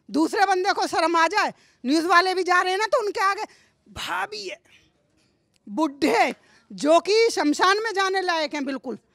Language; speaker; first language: Hindi; native; Hindi